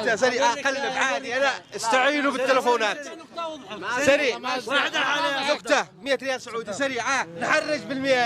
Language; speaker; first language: Arabic; native; Arabic